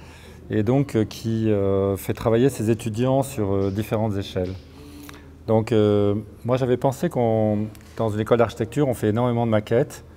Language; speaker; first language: French; native; French